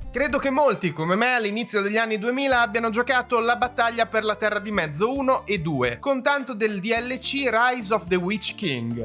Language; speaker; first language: Italian; native; Italian